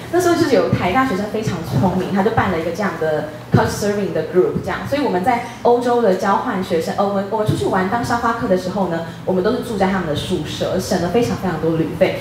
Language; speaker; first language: Chinese; native; Chinese